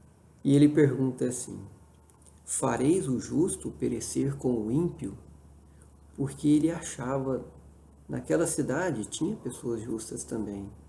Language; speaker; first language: Portuguese; native; Portuguese